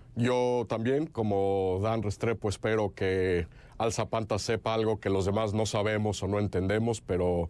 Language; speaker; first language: Spanish; native; Spanish